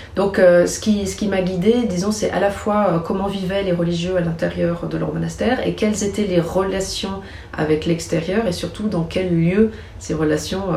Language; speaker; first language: French; native; French